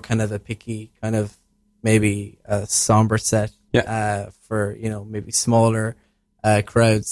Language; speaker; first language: English; native; English